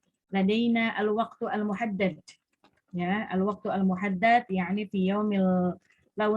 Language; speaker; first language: Arabic; non-native, learner; Indonesian